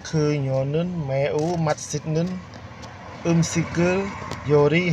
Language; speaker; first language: Korean; non-native, learner; Khmer